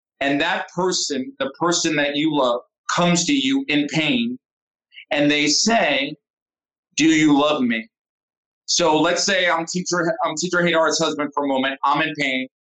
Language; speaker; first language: English; native; English